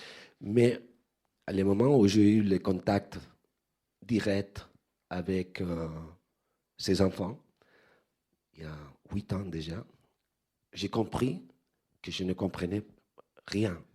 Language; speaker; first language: French; non-native, fluent; Spanish